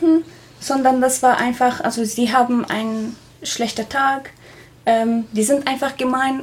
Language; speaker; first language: German; non-native, fluent; Arabic